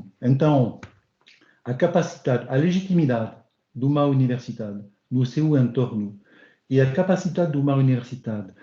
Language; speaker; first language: Portuguese; non-native, learner; French